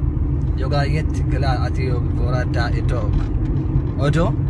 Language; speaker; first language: Swedish; non-native, learner; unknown